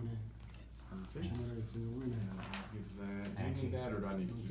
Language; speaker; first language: English; native; English